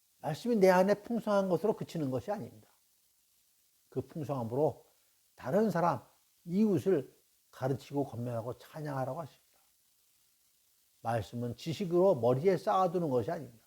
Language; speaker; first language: Korean; native; Korean